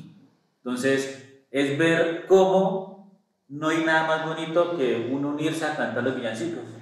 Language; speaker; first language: Spanish; native; Spanish